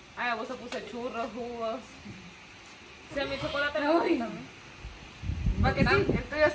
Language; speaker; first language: Spanish; native; Spanish